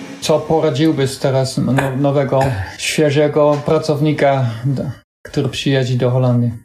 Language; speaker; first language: Polish; non-native, learner; Dutch